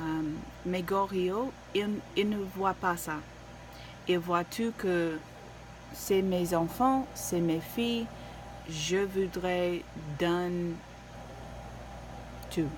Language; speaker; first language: French; non-native, learner; English